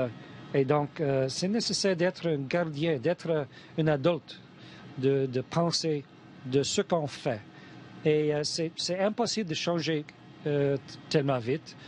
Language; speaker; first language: French; non-native, fluent; English